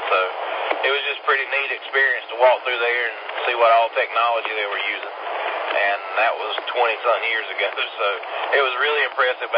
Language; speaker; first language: English; native; English